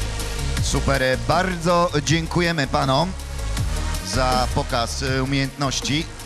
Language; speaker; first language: Polish; native; Polish